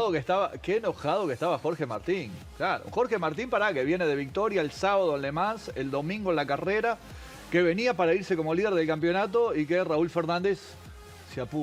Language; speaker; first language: Spanish; native; Spanish